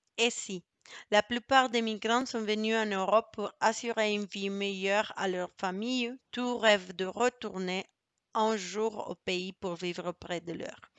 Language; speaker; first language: French; non-native, fluent; Spanish